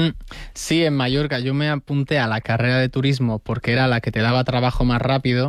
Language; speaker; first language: Spanish; native; Spanish